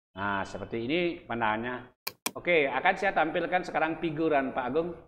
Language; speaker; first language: Indonesian; non-native, local second language; Balinese